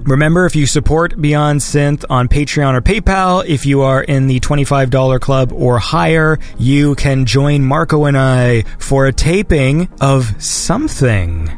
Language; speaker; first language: English; native; English